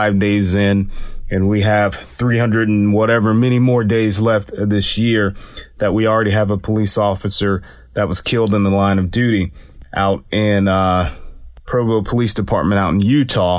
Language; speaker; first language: English; native; English